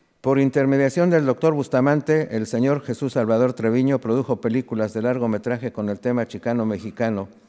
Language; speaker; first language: Spanish; native; Spanish